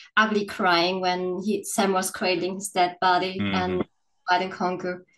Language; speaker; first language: English; non-native, fluent; German